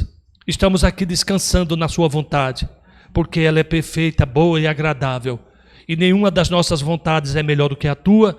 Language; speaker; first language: Portuguese; native; Portuguese